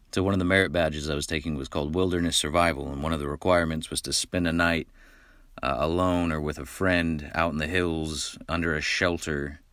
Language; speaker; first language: English; native; English